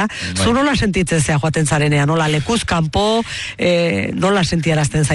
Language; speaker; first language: Basque; native; Basque